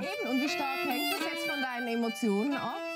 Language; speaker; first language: German; native; German